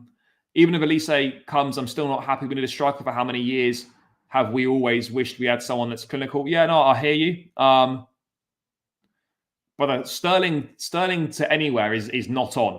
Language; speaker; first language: English; native; English